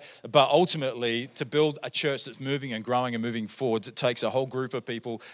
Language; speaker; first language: English; native; English